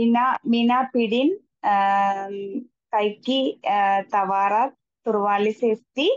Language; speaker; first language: Finnish; non-native, learner; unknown